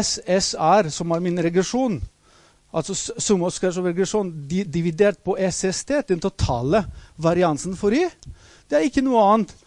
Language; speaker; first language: Norwegian; non-native, fluent; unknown